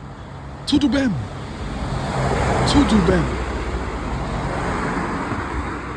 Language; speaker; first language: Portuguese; non-native, learner; English